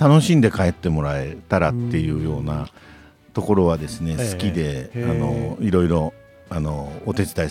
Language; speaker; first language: Japanese; native; Japanese